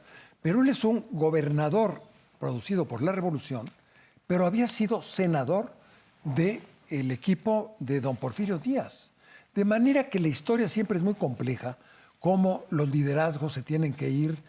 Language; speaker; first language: Spanish; native; Spanish